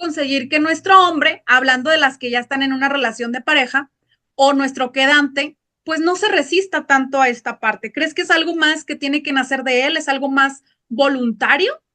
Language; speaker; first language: Spanish; native; Spanish